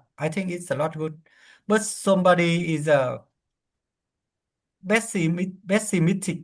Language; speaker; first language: English; non-native, learner; Vietnamese